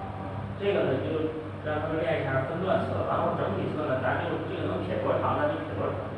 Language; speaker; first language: Chinese; native; Chinese